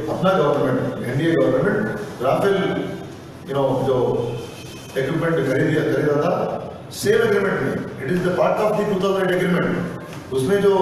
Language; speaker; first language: Hindi; non-native, local second language; Telugu